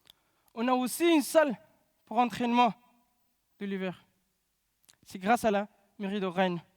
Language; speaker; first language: French; non-native, learner; Pashto